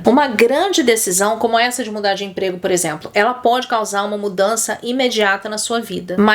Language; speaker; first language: Portuguese; native; Portuguese